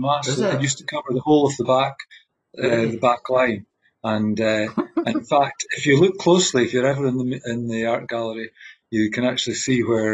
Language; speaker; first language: English; native; English